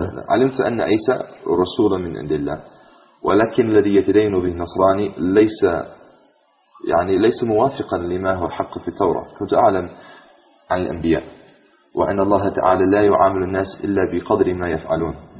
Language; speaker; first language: Arabic; non-native, fluent; English